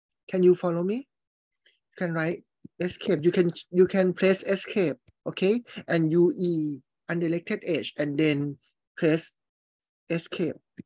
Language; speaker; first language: English; non-native, fluent; Thai